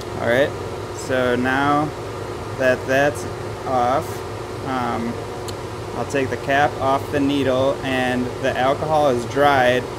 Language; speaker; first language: English; native; English